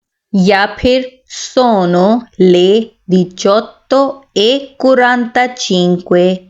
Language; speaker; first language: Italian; non-native, fluent; Urdu